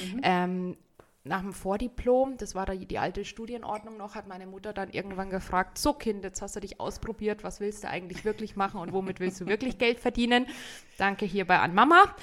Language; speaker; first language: German; native; German